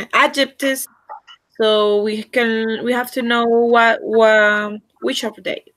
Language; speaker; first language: English; non-native, learner; Spanish